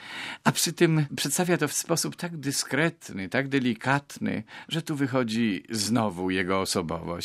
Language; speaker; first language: Polish; native; Polish